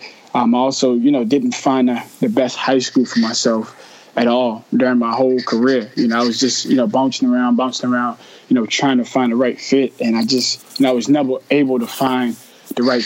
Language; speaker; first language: English; native; English